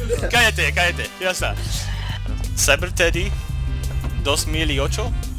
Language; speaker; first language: Spanish; non-native, learner; English